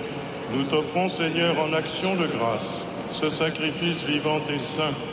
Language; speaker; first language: French; native; French